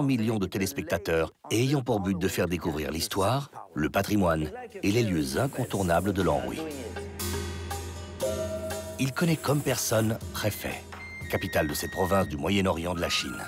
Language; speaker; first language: French; native; French